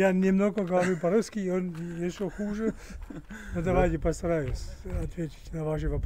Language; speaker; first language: Russian; non-native, learner; German